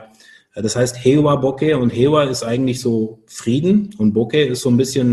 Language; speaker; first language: German; native; German